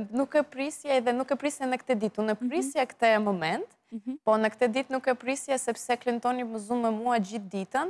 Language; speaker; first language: Albanian; non-native, learner; Russian